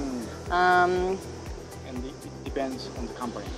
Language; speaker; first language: English; non-native, fluent; Japanese